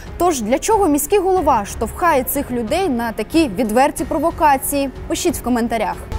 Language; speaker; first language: Ukrainian; native; Ukrainian